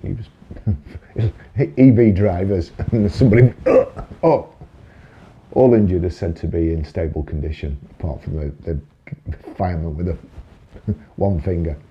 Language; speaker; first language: English; native; English